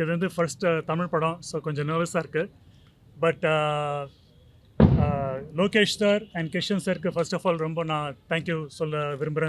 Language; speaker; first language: Tamil; early bilingual, heritage; Tamil